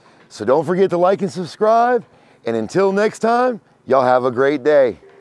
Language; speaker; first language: English; native; English